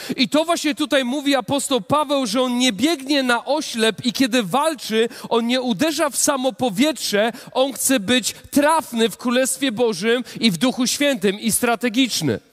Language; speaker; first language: Polish; native; Polish